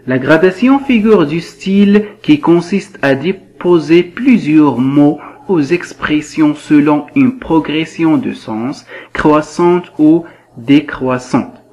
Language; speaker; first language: French; non-native, local second language; Arabic